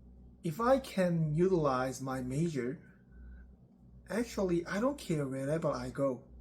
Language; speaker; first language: English; non-native, learner; Korean